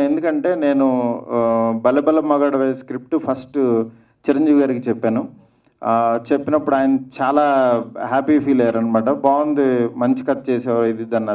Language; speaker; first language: Telugu; native; Telugu